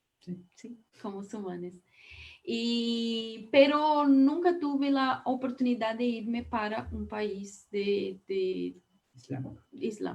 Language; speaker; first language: Spanish; non-native, learner; Portuguese